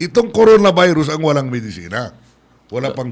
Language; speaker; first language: Filipino; non-native, local second language; Chavacano